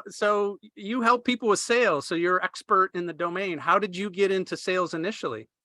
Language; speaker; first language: English; native; English